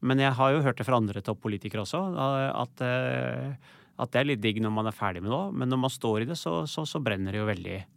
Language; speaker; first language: Norwegian; early bilingual, other home language; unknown